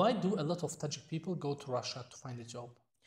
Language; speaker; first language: English; non-native, fluent; Tajik